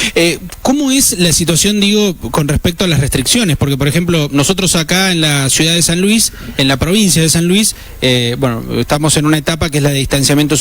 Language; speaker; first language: Spanish; native; Spanish